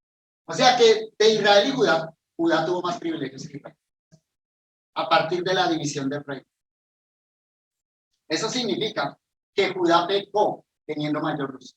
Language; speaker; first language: Spanish; native; Spanish